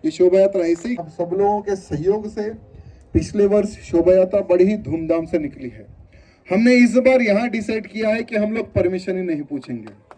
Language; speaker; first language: Hindi; non-native, local second language; Telugu